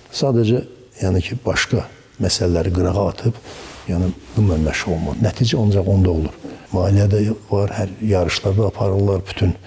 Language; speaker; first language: Azerbaijani; native; Azerbaijani